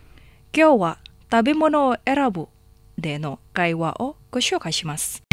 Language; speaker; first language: Japanese; non-native, fluent; Indonesian